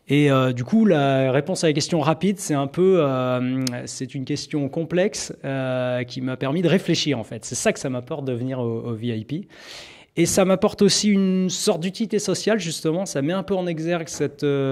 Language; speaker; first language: French; native; French